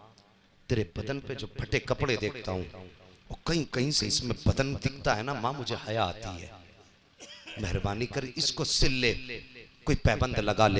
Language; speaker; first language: Urdu; native; Urdu